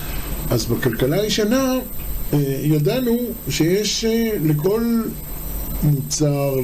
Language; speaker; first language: Hebrew; native; Hebrew